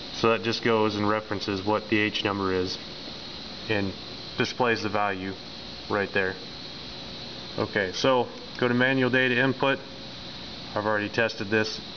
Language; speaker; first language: English; native; English